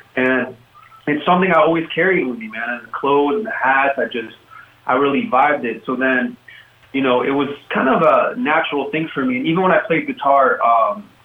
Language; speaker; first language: English; native; English